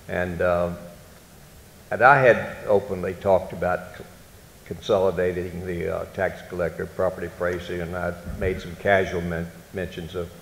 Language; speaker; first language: English; native; English